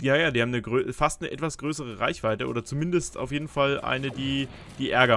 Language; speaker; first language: German; native; German